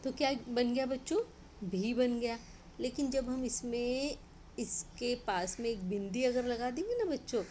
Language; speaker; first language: Hindi; non-native, local second language; Marathi